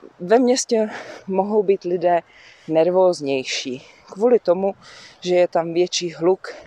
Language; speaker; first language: Czech; native; Czech